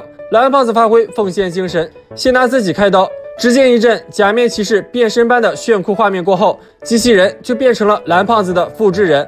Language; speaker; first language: Chinese; native; Chinese